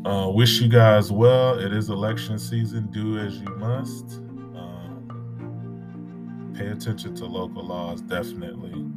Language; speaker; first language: English; native; English